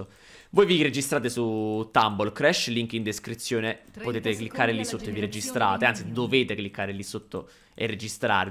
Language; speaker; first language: Italian; native; Italian